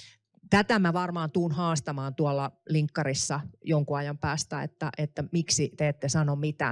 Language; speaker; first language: Finnish; native; Finnish